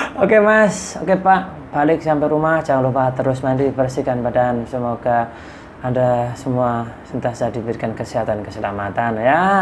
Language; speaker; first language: Indonesian; native; Indonesian